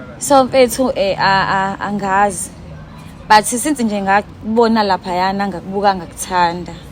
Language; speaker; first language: Zulu; native; Zulu